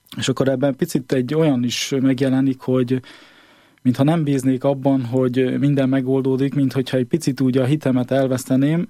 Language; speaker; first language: Hungarian; native; Hungarian